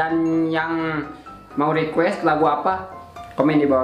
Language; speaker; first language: Indonesian; non-native, local second language; Sundanese